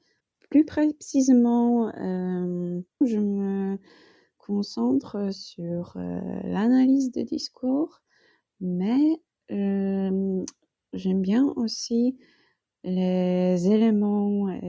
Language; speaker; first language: French; non-native, fluent; Polish